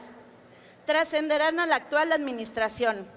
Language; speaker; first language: Spanish; native; Spanish